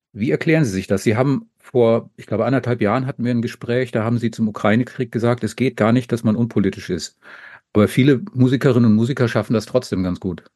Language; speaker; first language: German; native; German